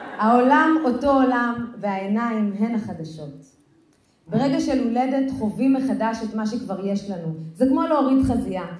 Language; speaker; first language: Hebrew; native; Hebrew